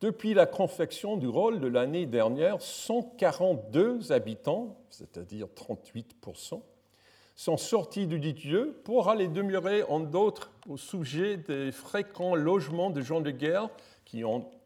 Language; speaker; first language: French; non-native, fluent; English